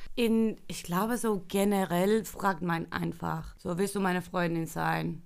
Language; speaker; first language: German; non-native, fluent; Spanish